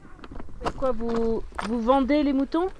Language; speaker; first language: French; native; French